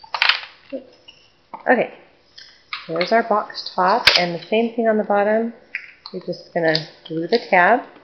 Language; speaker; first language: English; native; English